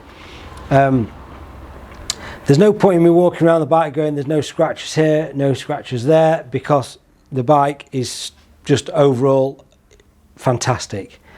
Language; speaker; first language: English; native; English